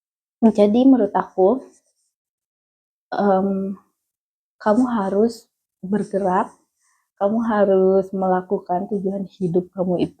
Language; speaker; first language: Indonesian; native; Indonesian